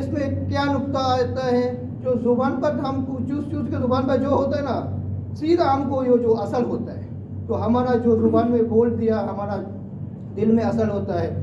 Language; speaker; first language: Hindi; non-native, fluent; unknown